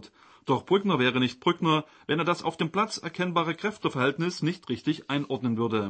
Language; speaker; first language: German; native; German